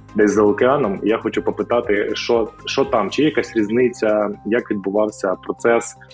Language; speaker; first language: Ukrainian; non-native, local second language; Russian